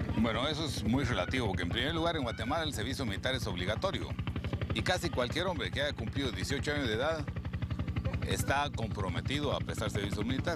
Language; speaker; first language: Spanish; native; Spanish